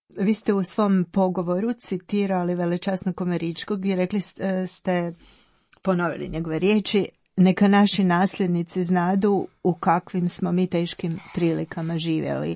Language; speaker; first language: Croatian; native; Croatian